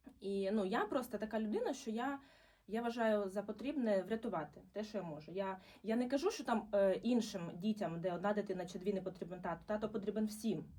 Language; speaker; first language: Ukrainian; non-native, local second language; Russian